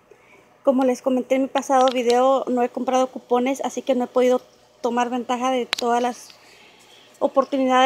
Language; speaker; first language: Spanish; native; Spanish